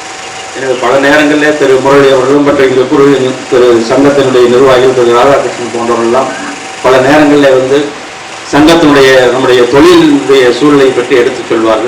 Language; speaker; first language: Tamil; native; Tamil